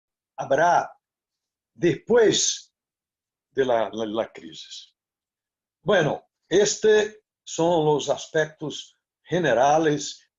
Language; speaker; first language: Spanish; non-native, local second language; Portuguese